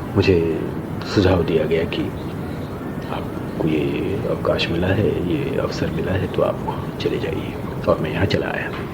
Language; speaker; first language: Hindi; non-native, local second language; Rajasthani